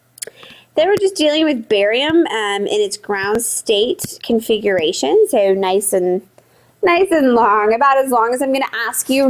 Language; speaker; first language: English; native; English